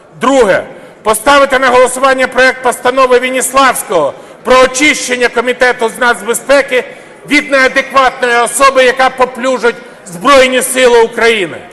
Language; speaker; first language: Ukrainian; native; Ukrainian